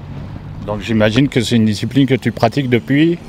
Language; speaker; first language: French; native; French